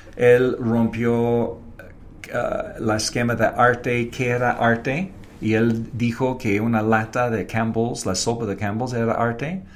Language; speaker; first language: Spanish; non-native, fluent; English